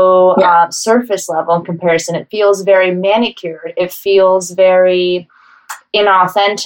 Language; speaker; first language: English; native; English